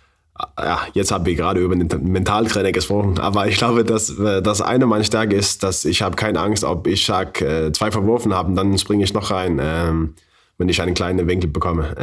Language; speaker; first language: German; non-native, learner; Faroese